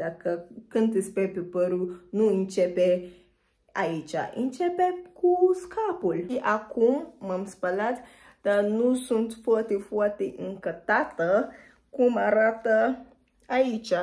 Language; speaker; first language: Romanian; non-native, fluent; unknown